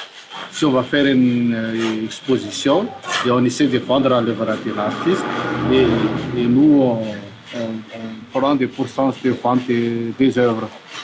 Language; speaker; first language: French; non-native, local second language; Malagasy